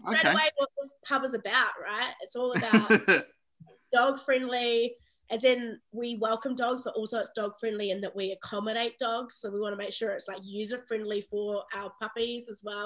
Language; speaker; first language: English; native; English